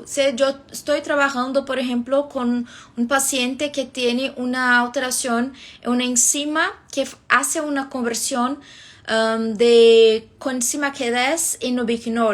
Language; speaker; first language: Spanish; non-native, fluent; Portuguese